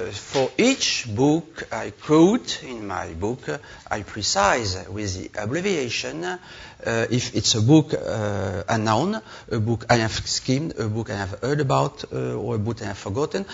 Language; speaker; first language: English; non-native, learner; French